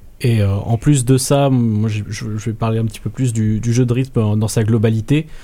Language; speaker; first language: French; native; French